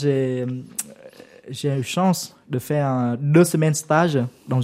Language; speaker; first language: French; non-native, learner; Vietnamese